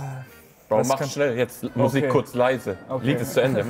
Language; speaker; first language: German; native; German